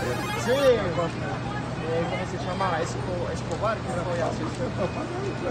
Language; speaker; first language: Portuguese; non-native, learner; French